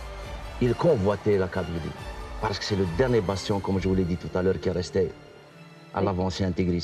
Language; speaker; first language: French; non-native, local second language; Kabyle